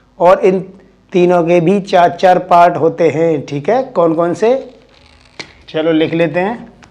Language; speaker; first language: Hindi; native; Hindi